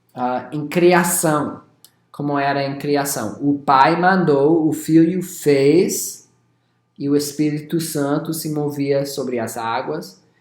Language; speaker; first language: Portuguese; non-native, fluent; English